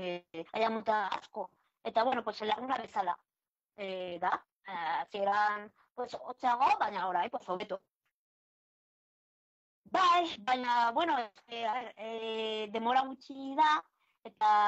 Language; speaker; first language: Basque; non-native, local second language; Spanish